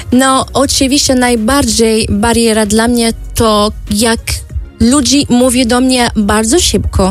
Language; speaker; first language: Polish; non-native, learner; Arabic